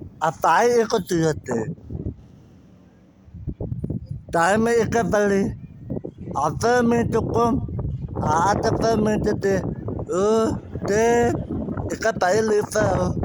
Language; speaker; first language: Dutch; non-native, learner; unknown